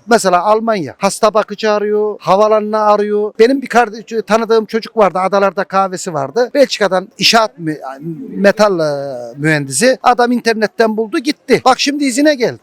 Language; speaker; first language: Turkish; early bilingual, heritage; Turkish